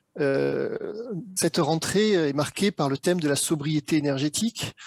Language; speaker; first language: French; native; French